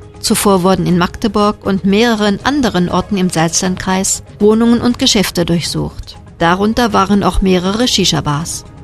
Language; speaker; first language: German; native; German